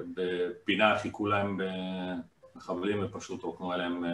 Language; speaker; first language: Hebrew; non-native, fluent; Hungarian